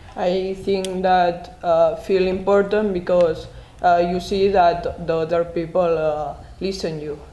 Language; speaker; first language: English; non-native, learner; Spanish